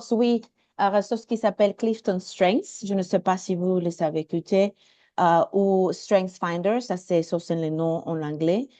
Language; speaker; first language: French; non-native, learner; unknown